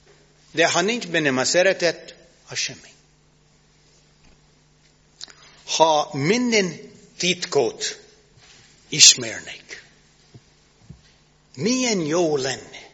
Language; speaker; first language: Hungarian; non-native, learner; English